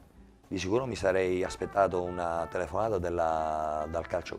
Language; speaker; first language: Italian; native; Italian